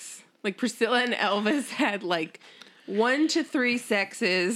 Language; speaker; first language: English; native; English